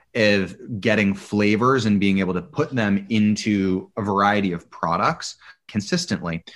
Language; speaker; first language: English; native; English